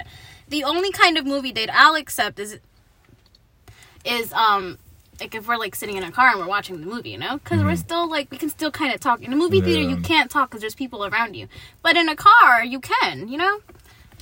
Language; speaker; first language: English; native; English